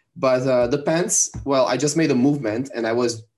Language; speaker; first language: English; non-native, fluent; Italian